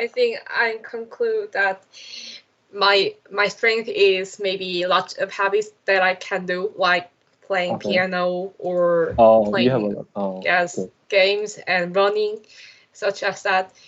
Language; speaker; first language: English; non-native, learner; Korean